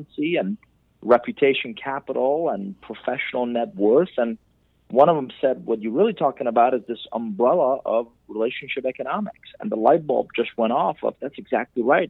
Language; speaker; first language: English; non-native, fluent; Persian